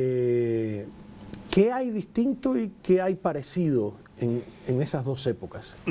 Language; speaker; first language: Spanish; native; Spanish